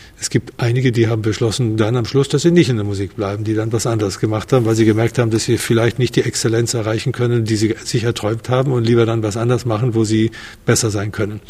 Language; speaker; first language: German; non-native, fluent; Spanish